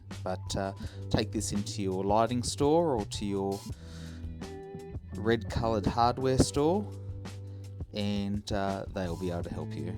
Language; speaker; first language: English; native; English